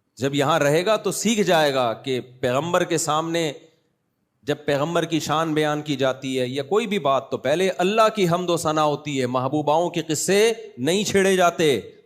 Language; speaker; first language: Urdu; native; Urdu